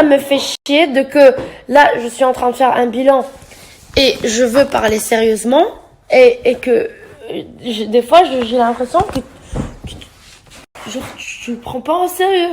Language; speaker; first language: French; native; French